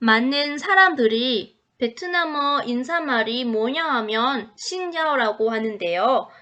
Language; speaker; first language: Korean; non-native, fluent; Vietnamese